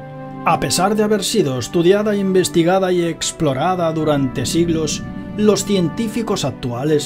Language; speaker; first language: Spanish; native; Spanish